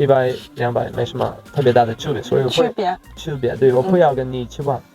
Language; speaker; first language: Chinese; non-native, learner; Polish